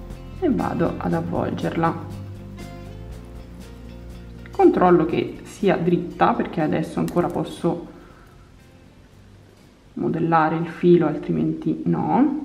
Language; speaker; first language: Italian; native; Italian